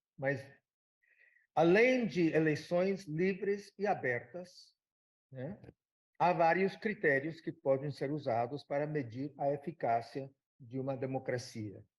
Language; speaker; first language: Portuguese; non-native, fluent; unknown